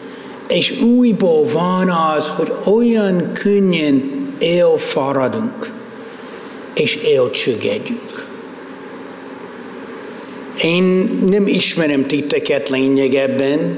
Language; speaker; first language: Hungarian; non-native, fluent; English